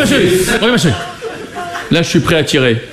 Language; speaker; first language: French; native; French